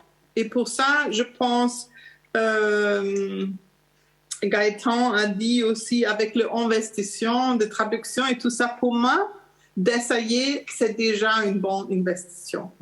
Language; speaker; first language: French; non-native, learner; German